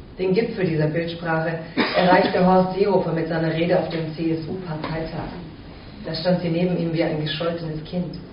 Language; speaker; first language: German; early bilingual, other home language; Croatian